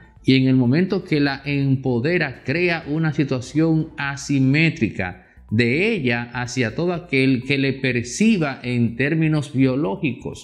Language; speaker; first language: Spanish; native; Spanish